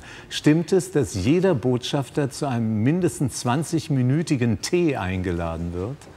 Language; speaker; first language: German; native; German